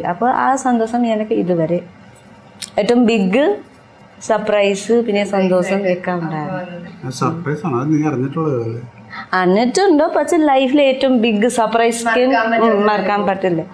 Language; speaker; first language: Malayalam; non-native, learner; Nepali